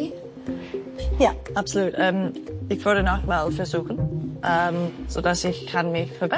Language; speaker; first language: German; non-native, learner; English